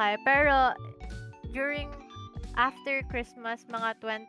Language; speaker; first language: English; non-native, local second language; Filipino